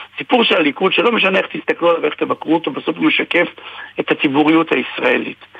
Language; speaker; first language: Hebrew; native; Hebrew